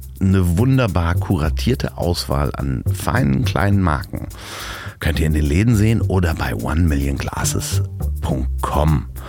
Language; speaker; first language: German; native; German